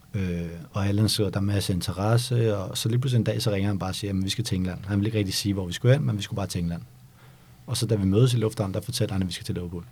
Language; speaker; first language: Danish; early bilingual, other home language; Bosnian